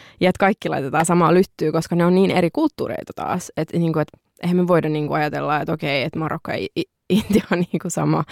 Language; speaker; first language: Finnish; early bilingual, other home language; Arabic